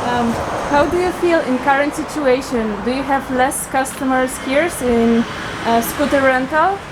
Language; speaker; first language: English; non-native, learner; Polish